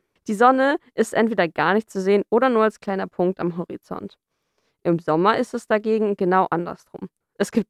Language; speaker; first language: German; native; German